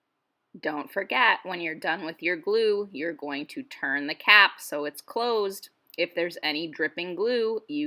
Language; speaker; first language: English; native; English